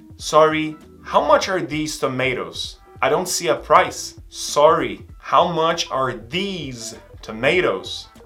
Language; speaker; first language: English; non-native, fluent; Portuguese